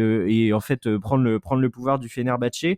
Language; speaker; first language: French; native; French